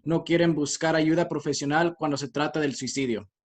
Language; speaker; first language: Spanish; early bilingual, heritage; Spanish